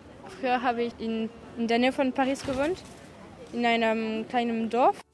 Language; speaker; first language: German; non-native, learner; French